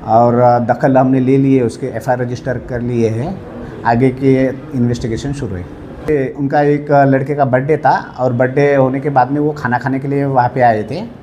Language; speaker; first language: Hindi; non-native, local second language; Marathi